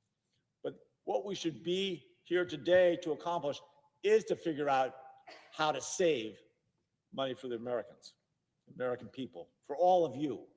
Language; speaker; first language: English; native; English